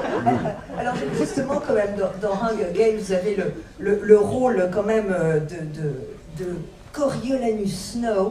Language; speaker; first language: French; native; French